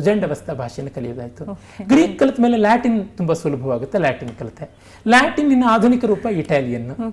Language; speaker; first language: Kannada; non-native, local second language; Tamil